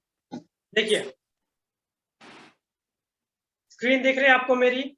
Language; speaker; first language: Hindi; native; Hindi